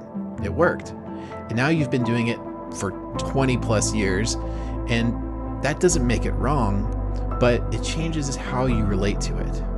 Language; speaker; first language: English; native; English